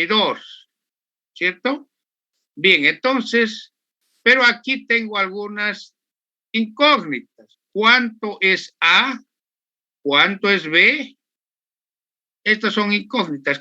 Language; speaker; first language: Spanish; native; Spanish